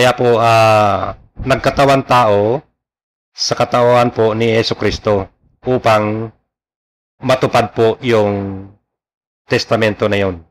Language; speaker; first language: Filipino; non-native, local second language; Iloko